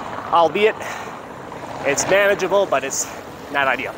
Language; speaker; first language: English; native; English